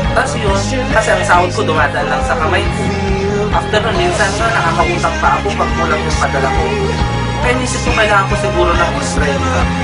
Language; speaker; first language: Filipino; non-native, local second language; Iloko